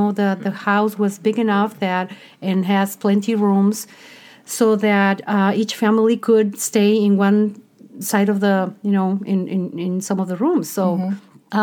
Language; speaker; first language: English; non-native, fluent; Spanish